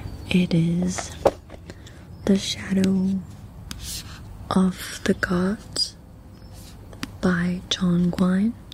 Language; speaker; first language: English; non-native, fluent; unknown